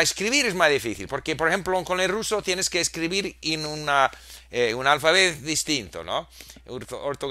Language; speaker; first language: Spanish; non-native, fluent; English